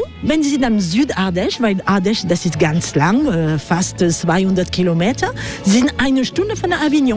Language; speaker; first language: German; non-native, learner; French